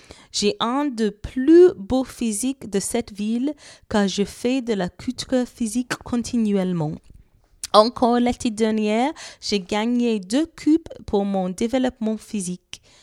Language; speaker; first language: French; non-native, fluent; English